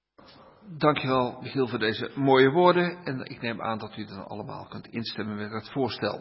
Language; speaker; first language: Dutch; native; Dutch